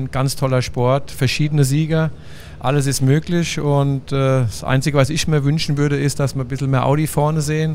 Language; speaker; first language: German; native; German